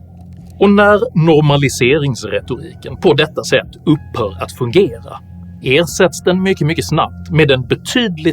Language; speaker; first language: Swedish; native; Swedish